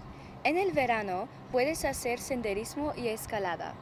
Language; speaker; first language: Spanish; non-native, learner; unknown